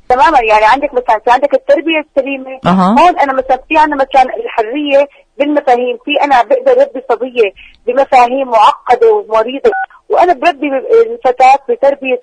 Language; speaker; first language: Arabic; native; Arabic